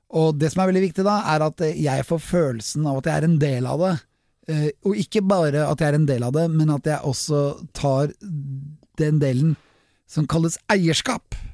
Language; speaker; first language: Norwegian; native; Norwegian